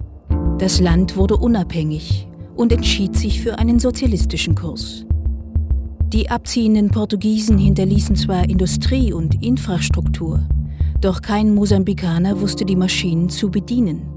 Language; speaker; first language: German; native; German